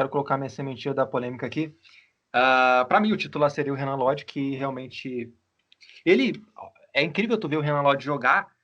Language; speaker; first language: Portuguese; native; Portuguese